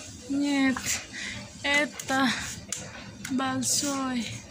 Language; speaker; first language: Russian; non-native, learner; Indonesian